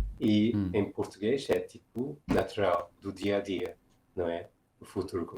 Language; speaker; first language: Portuguese; non-native, fluent; English